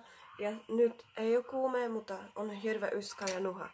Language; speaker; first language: Finnish; non-native, learner; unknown